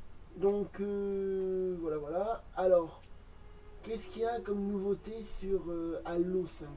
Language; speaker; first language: French; native; French